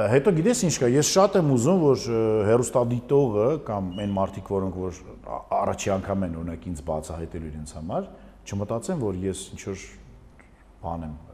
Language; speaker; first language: Armenian; native; Armenian